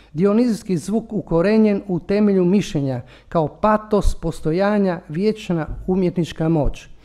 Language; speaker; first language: Croatian; non-native, local second language; Italian